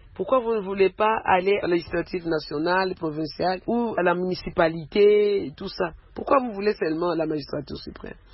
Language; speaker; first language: French; non-native, local second language; Swahili